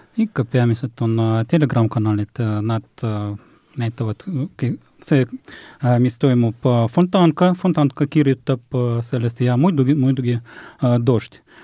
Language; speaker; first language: Estonian; non-native, local second language; Russian